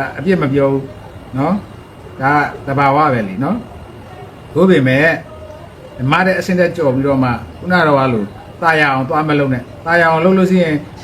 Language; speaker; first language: Burmese; native; Burmese